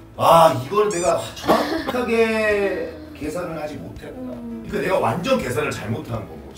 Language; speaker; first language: Korean; native; Korean